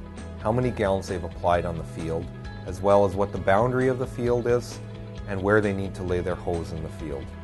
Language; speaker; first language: English; native; English